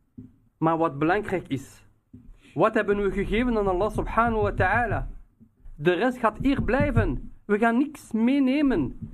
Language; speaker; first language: Dutch; non-native, local second language; Riffian